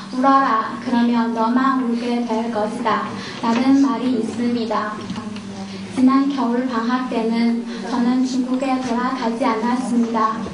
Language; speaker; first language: Korean; non-native, fluent; Chinese